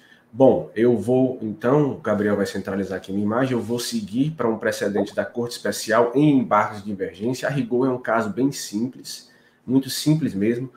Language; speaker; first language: Portuguese; native; Portuguese